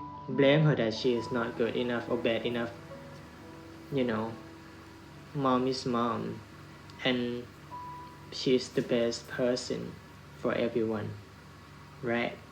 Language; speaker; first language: English; non-native, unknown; Thai